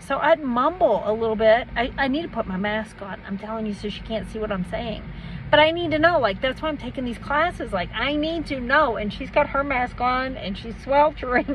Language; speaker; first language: English; native; English